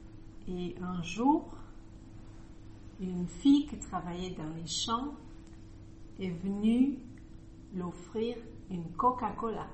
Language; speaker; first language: French; non-native, fluent; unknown